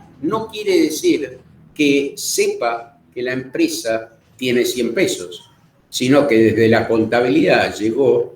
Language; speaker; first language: Spanish; native; Spanish